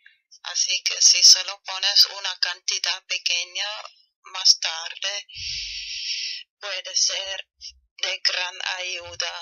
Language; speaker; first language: Spanish; non-native, learner; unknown